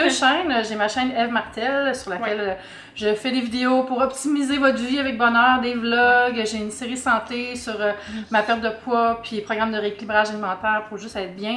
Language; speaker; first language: French; native; French